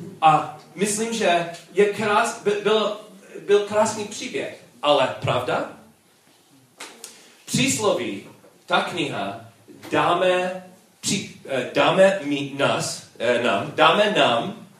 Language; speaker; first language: Czech; non-native, learner; English